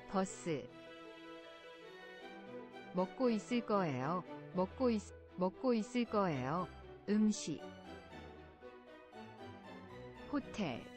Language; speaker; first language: Korean; non-native, learner; English